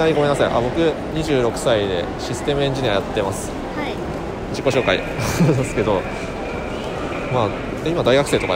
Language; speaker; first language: Japanese; native; Japanese